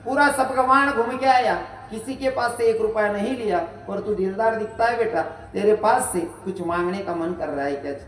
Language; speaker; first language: Hindi; non-native, local second language; Marathi